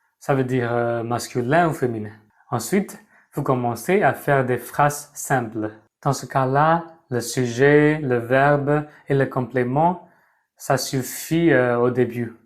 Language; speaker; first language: French; non-native, fluent; Burmese